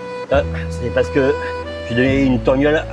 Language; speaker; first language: French; native; French